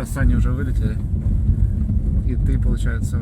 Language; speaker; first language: Russian; native; Russian